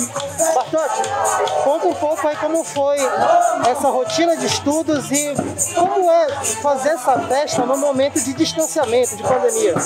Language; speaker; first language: Portuguese; native; Portuguese